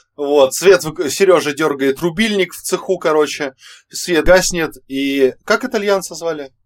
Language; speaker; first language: Russian; native; Russian